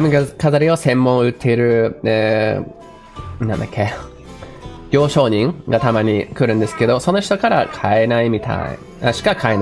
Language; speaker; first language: Japanese; non-native, fluent; English